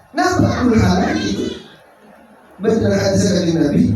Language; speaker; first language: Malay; non-native, local second language; Javanese